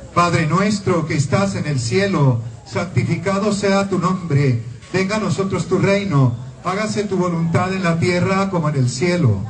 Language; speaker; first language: Spanish; native; Spanish